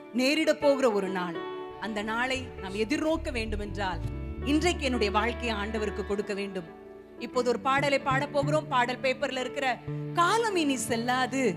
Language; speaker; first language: Tamil; native; Tamil